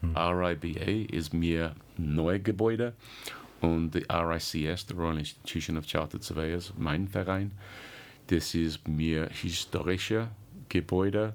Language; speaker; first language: German; non-native, learner; English